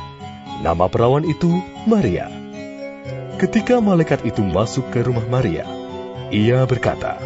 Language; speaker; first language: Indonesian; native; Indonesian